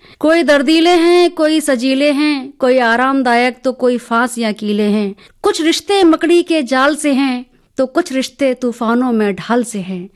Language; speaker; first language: Hindi; native; Hindi